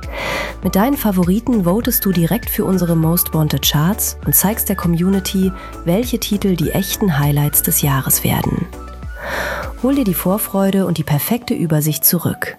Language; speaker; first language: German; native; German